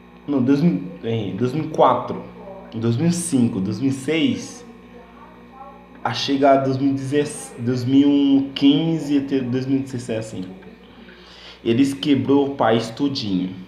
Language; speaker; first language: Portuguese; non-native, learner; Haitian Creole